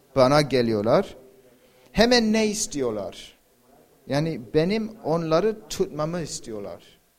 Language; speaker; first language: Turkish; non-native, fluent; English